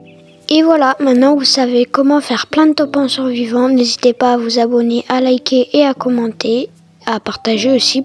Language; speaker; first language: French; native; French